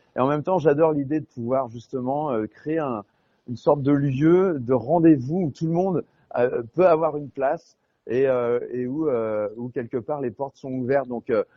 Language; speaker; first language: French; native; French